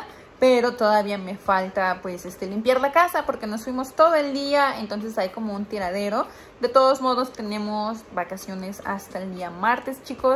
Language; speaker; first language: Spanish; native; Spanish